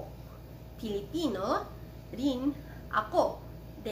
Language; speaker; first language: Japanese; non-native, fluent; Filipino